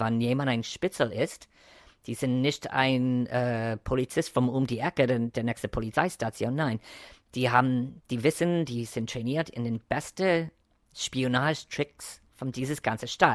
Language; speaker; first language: German; non-native, fluent; English